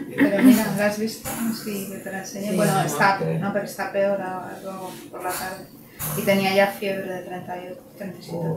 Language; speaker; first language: Spanish; native; Spanish